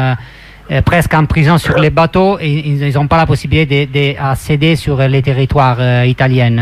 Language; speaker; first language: French; non-native, fluent; Italian